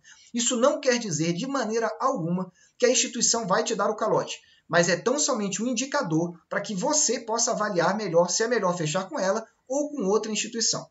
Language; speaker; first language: Portuguese; native; Portuguese